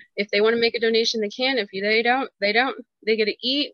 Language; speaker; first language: English; native; English